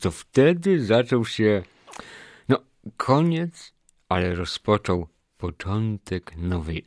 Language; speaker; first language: Polish; native; Polish